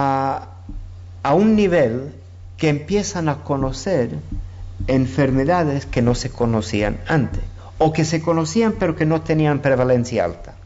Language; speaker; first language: Spanish; non-native, fluent; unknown